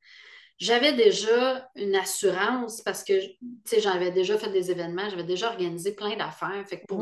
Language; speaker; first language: French; native; French